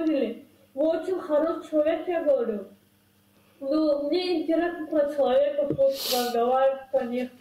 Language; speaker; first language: Russian; non-native, fluent; Lezghian